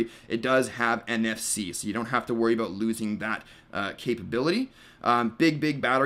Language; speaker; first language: English; native; English